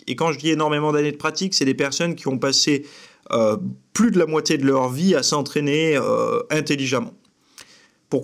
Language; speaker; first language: French; native; French